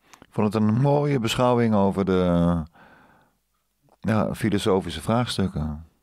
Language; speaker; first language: Dutch; native; Dutch